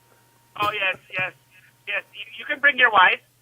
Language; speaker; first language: English; native; English